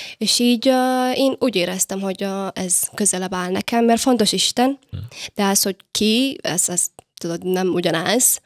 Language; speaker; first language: Hungarian; non-native, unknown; Somali